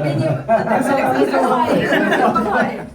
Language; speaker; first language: Turkish; non-native, learner; Russian